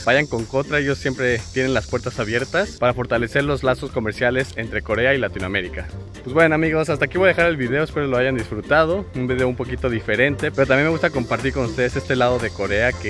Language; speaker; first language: Spanish; native; Spanish